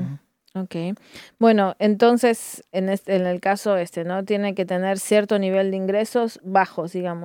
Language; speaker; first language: Spanish; native; Spanish